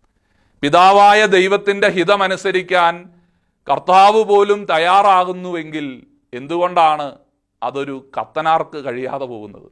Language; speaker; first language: Malayalam; native; Malayalam